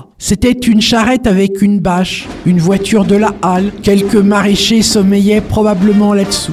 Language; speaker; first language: French; native; French